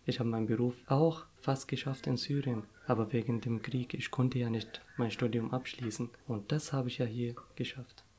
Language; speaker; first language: German; non-native, fluent; Arabic